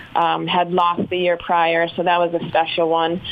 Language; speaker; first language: English; native; English